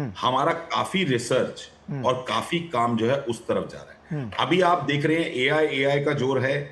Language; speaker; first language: Hindi; native; Hindi